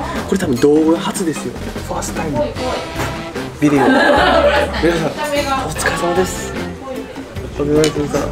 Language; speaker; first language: Japanese; native; Japanese